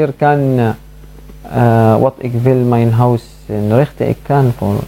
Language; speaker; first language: Dutch; non-native, learner; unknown